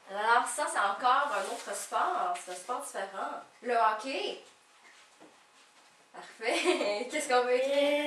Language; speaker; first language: French; native; French